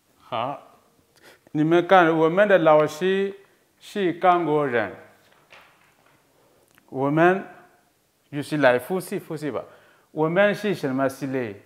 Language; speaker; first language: Chinese; non-native, fluent; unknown